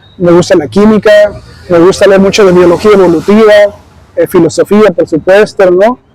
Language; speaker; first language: Spanish; early bilingual, heritage; Spanish